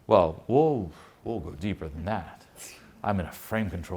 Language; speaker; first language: English; non-native, fluent; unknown